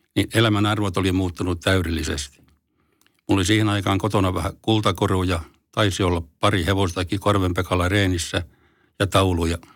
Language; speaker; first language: Finnish; native; Finnish